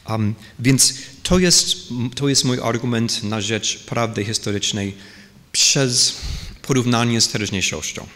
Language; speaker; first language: Polish; non-native, fluent; English